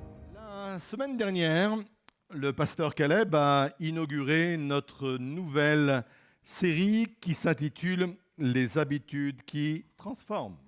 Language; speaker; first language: French; native; French